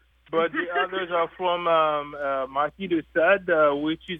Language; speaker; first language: English; non-native, fluent; French